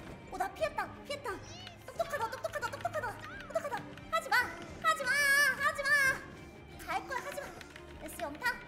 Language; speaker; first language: Korean; native; Korean